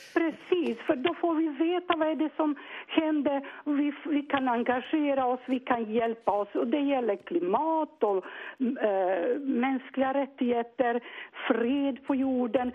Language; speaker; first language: Swedish; non-native, fluent; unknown